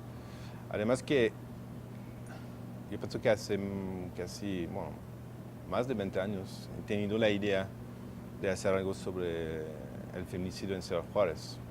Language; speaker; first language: Spanish; non-native, fluent; French